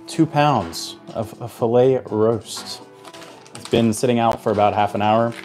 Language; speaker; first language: English; native; English